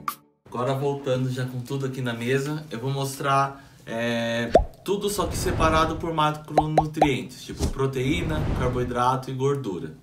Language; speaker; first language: Portuguese; native; Portuguese